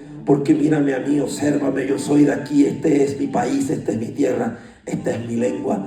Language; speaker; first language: Spanish; native; Spanish